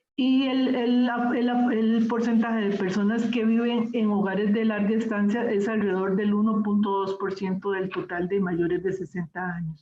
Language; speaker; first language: Spanish; native; Spanish